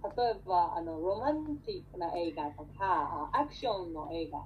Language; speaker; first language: Japanese; native; Japanese